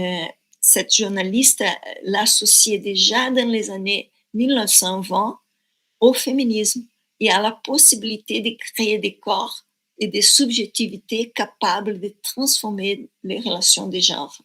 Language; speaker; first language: French; non-native, fluent; Portuguese